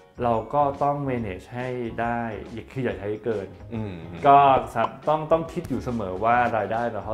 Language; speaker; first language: Thai; native; Thai